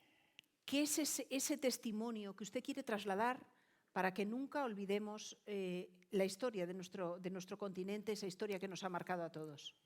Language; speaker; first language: Spanish; native; Spanish